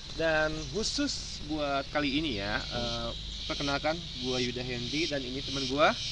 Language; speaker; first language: Indonesian; non-native, local second language; Sundanese